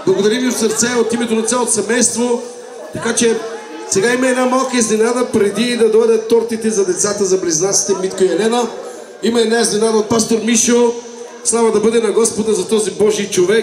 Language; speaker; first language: Bulgarian; non-native, local second language; Romany